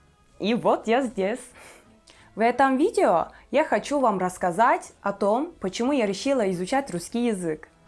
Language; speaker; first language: Russian; non-native, fluent; Turkish